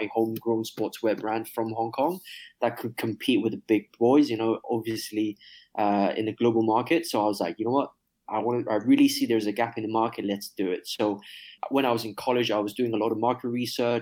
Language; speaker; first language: English; non-native, local second language; Cantonese